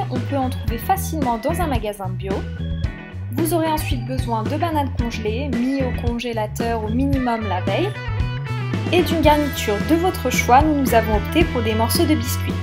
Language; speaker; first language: French; native; French